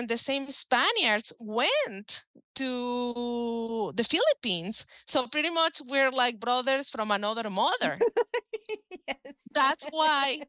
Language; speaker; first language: English; non-native, fluent; Spanish